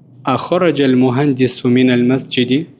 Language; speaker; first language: Arabic; non-native, fluent; Russian